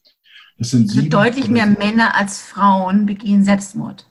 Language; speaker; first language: German; native; German